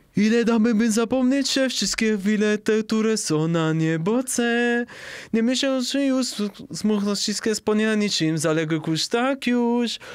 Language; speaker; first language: Polish; non-native, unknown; Italian